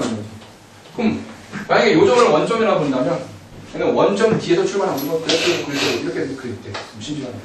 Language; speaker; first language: Korean; native; Korean